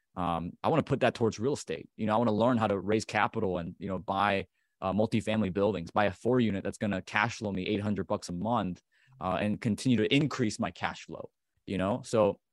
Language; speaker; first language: English; native; English